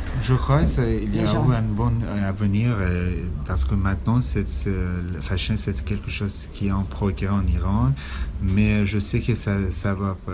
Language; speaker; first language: French; non-native, learner; Persian